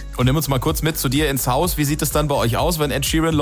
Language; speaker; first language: German; native; German